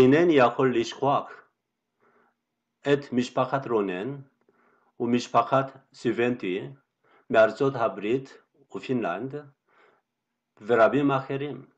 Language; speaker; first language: Hebrew; non-native, fluent; Korean